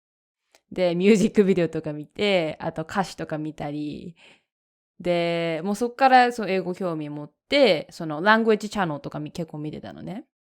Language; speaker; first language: Japanese; native; Japanese